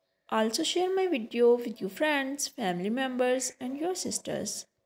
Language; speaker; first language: English; non-native, local second language; Urdu